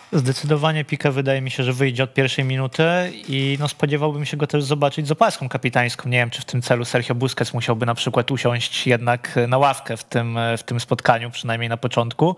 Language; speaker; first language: Polish; native; Polish